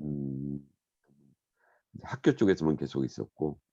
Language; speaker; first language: Korean; native; Korean